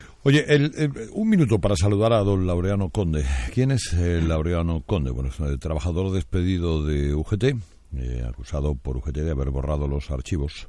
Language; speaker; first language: Spanish; native; Spanish